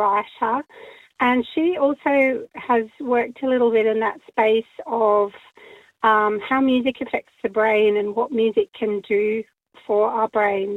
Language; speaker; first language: English; native; English